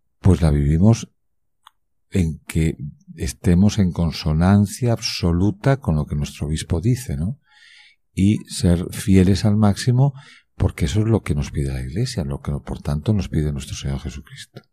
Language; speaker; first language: Spanish; native; Spanish